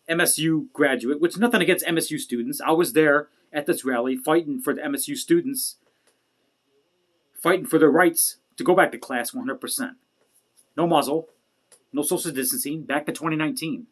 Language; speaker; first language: English; native; English